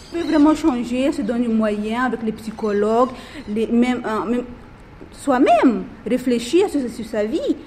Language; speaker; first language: French; non-native, local second language; Malagasy